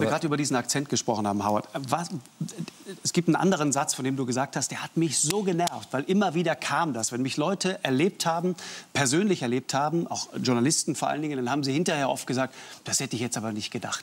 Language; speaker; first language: German; native; German